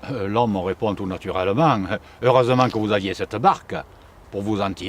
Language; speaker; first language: French; native; French